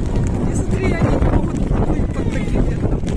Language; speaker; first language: Russian; native; Russian